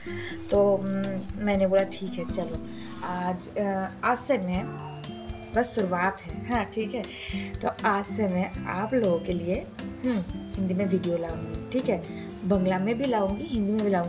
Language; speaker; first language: Hindi; non-native, local second language; Bangla